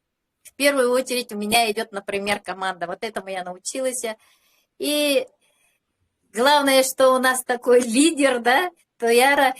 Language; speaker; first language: Russian; native; Russian